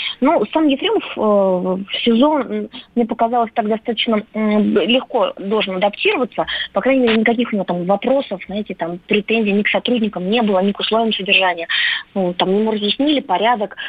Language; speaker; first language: Russian; native; Russian